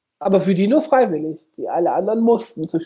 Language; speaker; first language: German; native; German